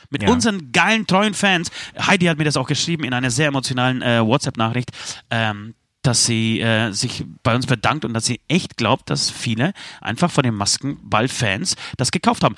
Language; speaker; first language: German; early bilingual, other home language; Polish